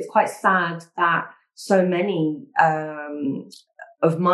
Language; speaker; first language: English; native; English